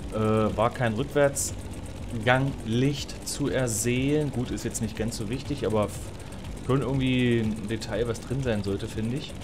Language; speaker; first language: German; native; German